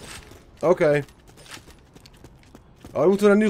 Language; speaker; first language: Dutch; native; Dutch